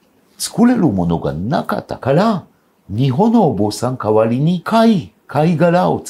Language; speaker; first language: Japanese; non-native, fluent; Hebrew